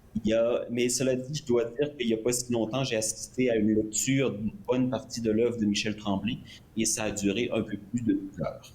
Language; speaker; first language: French; native; French